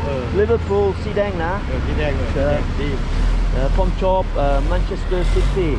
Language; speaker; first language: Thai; non-native, learner; English